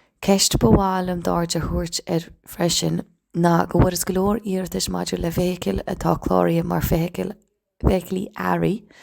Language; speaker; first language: Irish; native; Irish